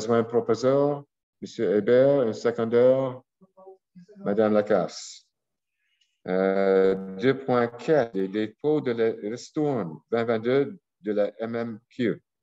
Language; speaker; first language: French; non-native, local second language; English